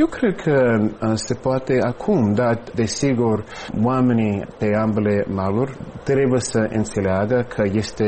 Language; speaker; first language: Romanian; non-native, fluent; English